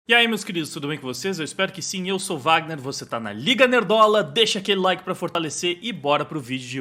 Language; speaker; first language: Portuguese; native; Portuguese